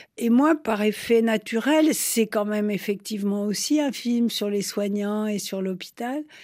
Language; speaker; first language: French; native; French